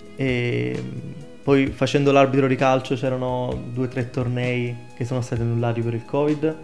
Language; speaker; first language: Italian; native; Italian